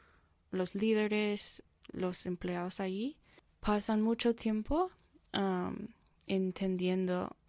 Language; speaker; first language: Spanish; non-native, fluent; English